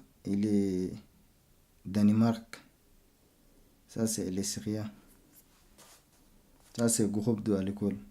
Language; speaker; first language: French; non-native, learner; Arabic